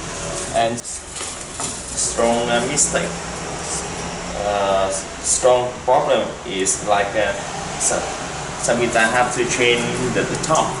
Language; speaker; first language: English; non-native, learner; Vietnamese